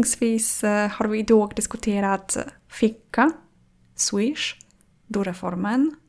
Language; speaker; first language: Swedish; non-native, fluent; Polish